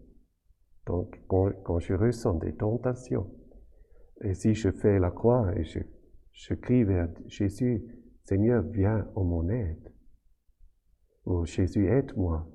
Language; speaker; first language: French; non-native, fluent; German